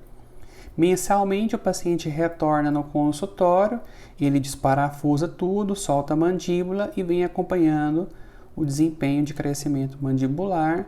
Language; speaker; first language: Portuguese; native; Portuguese